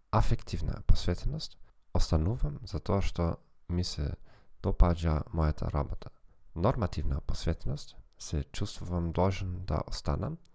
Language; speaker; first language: Macedonian; non-native, learner; German